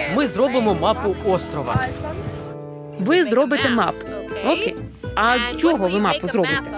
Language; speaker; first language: Ukrainian; non-native, fluent; English